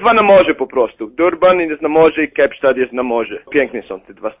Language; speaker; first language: Polish; non-native, learner; Italian